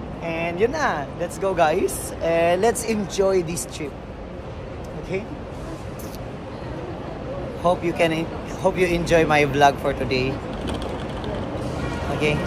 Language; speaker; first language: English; non-native, learner; Filipino